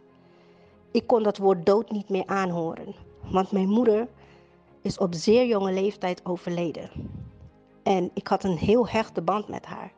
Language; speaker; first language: Dutch; native; Dutch